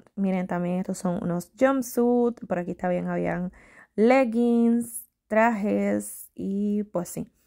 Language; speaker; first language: Spanish; native; Spanish